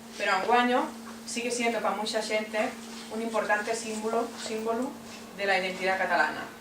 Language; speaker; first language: Asturian; non-native, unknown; Catalan